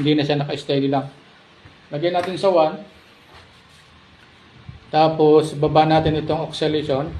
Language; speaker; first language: Filipino; native; Filipino